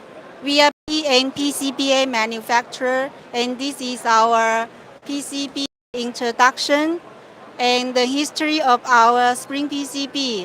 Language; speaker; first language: English; non-native, local second language; Chinese